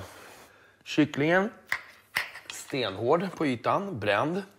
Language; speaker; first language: Swedish; native; Swedish